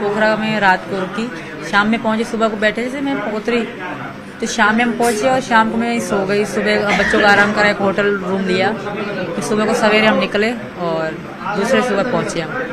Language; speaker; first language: Urdu; non-native, local second language; Sindhi